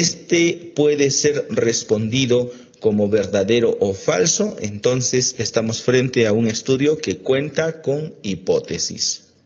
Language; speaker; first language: Spanish; native; Spanish